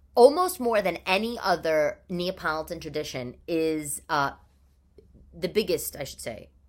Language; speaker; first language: English; early bilingual, other home language; Italian